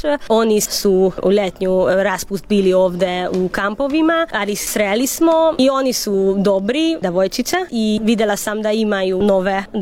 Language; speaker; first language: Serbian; non-native, local second language; Hungarian